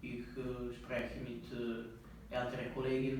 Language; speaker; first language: German; non-native, learner; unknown